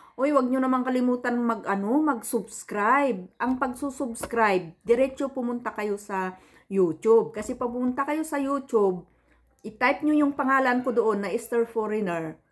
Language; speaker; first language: Filipino; native; Filipino